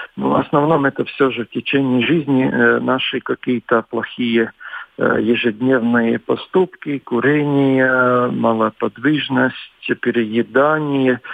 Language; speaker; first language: Russian; non-native, local second language; Latvian